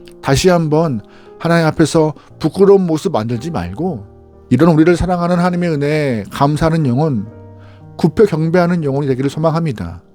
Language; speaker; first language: Korean; native; Korean